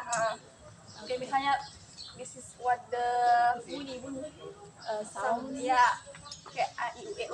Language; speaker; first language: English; non-native, learner; Indonesian